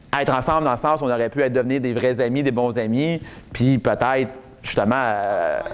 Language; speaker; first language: French; native; French